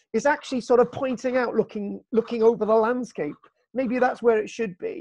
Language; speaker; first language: English; native; English